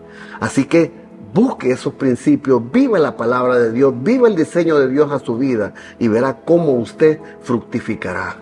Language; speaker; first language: Spanish; native; Spanish